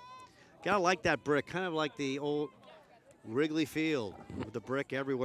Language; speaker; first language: English; native; English